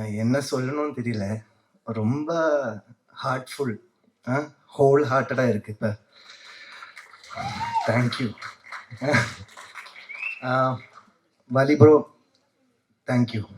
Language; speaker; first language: Tamil; non-native, learner; Malayalam